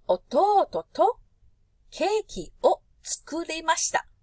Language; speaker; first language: Japanese; non-native, fluent; English